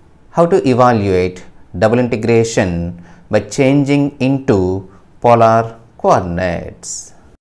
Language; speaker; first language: English; non-native, local second language; Telugu